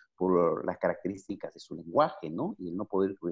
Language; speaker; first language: Spanish; native; Spanish